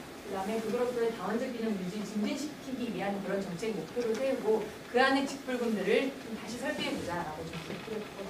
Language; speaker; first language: Korean; native; Korean